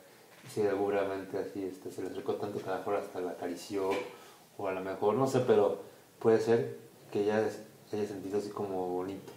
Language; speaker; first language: Spanish; native; Spanish